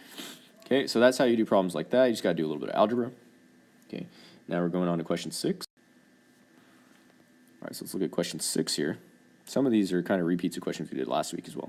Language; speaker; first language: English; native; English